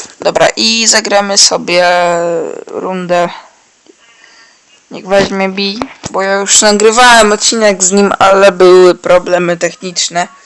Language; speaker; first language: Polish; native; Polish